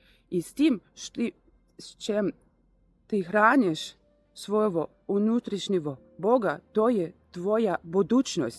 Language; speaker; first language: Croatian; non-native, learner; Russian